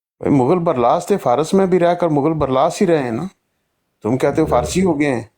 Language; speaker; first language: Urdu; non-native, local second language; Punjabi